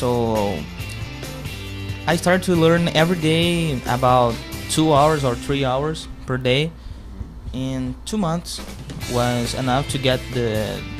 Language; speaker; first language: English; non-native, fluent; Portuguese